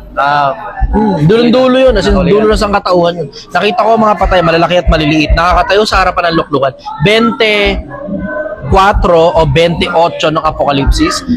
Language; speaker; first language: Filipino; native; Filipino